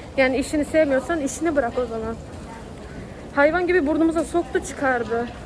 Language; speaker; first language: Turkish; early bilingual, heritage; Turkish